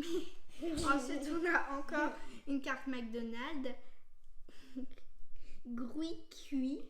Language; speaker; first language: French; native; French